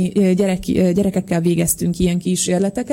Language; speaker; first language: Hungarian; native; Hungarian